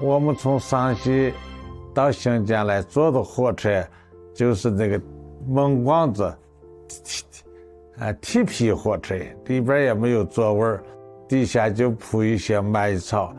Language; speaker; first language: Chinese; native; Chinese